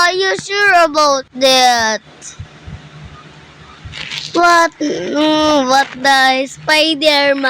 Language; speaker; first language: English; non-native, learner; Filipino